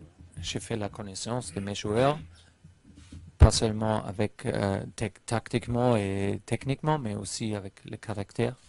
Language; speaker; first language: French; non-native, fluent; German